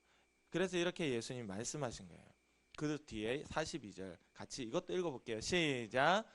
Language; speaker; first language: Korean; native; Korean